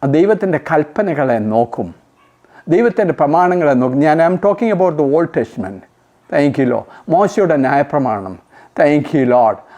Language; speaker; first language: Malayalam; native; Malayalam